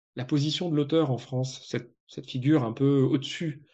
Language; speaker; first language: French; native; French